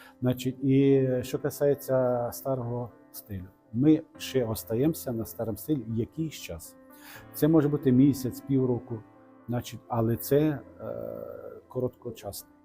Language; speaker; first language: Ukrainian; non-native, local second language; Russian